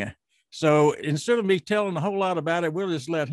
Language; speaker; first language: English; native; English